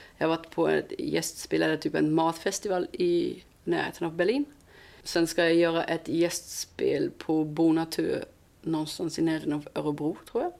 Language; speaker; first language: Swedish; non-native, fluent; German